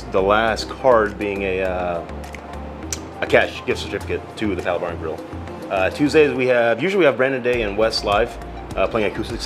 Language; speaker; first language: English; native; English